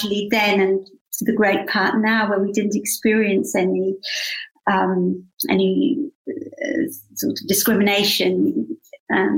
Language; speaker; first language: English; native; English